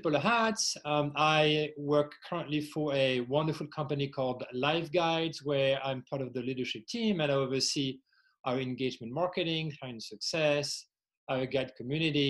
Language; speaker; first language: English; non-native, fluent; French